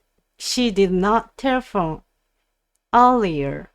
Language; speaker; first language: English; non-native, learner; Japanese